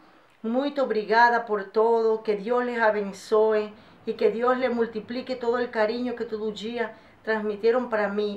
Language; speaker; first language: Portuguese; non-native, fluent; Spanish